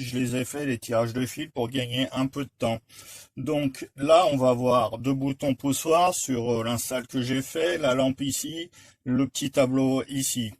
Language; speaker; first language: French; native; French